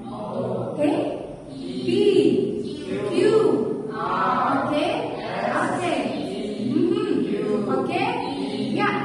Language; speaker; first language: English; non-native, fluent; Indonesian